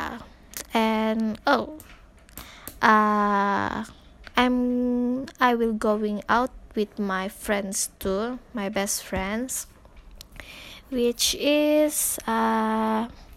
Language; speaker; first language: English; non-native, local second language; Malay